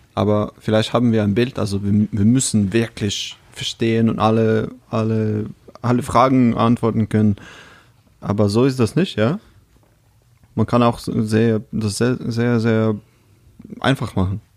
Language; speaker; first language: German; non-native, fluent; Russian